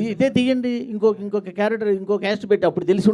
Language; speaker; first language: Telugu; native; Telugu